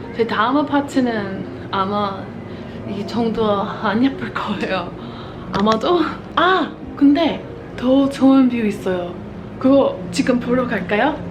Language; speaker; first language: Korean; non-native, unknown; English